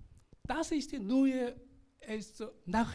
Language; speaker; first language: German; non-native, learner; Korean